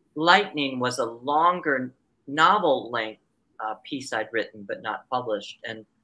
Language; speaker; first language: English; native; English